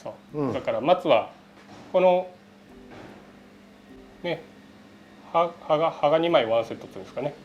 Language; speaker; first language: Japanese; native; Japanese